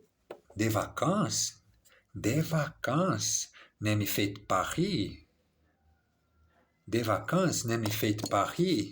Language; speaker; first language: French; non-native, learner; English